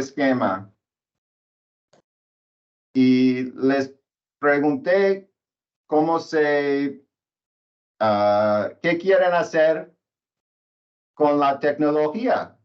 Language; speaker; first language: Spanish; non-native, learner; English